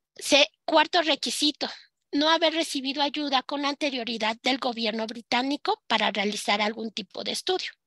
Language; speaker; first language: Spanish; native; Spanish